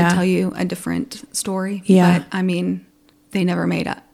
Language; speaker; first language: English; early bilingual, other home language; Pennsylvania German